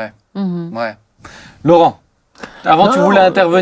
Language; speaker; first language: French; native; French